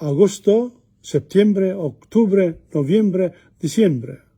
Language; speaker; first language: Spanish; non-native, learner; Italian